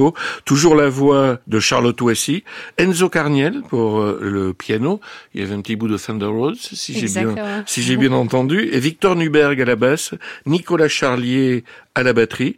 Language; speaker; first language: French; native; French